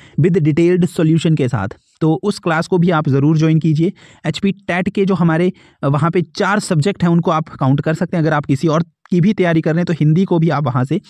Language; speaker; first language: Hindi; native; Hindi